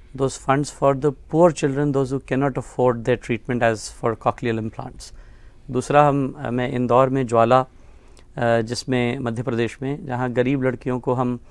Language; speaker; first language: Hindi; native; Hindi